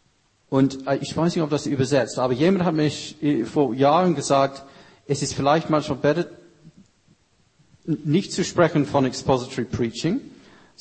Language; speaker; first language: German; non-native, fluent; English